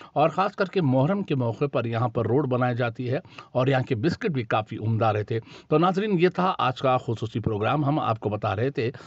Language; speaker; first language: Hindi; non-native, local second language; Urdu